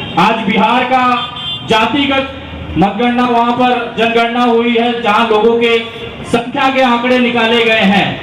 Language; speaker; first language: Hindi; native; Hindi